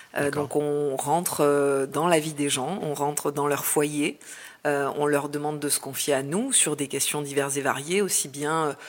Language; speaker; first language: French; native; French